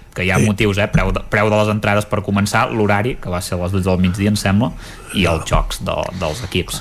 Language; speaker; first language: Catalan; native; Catalan